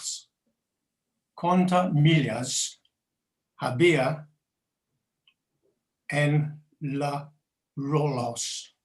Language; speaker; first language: Spanish; non-native, learner; English